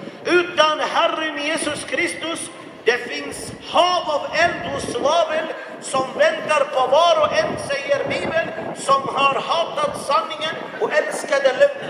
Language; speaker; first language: Swedish; non-native, fluent; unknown